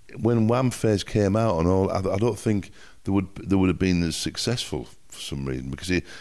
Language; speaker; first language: English; native; English